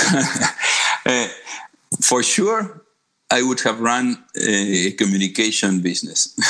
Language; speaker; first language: English; non-native, fluent; Spanish